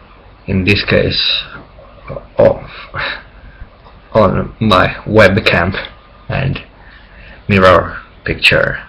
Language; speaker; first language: English; non-native, learner; Finnish